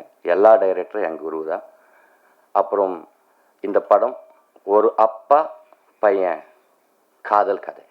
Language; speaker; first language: Tamil; non-native, local second language; Telugu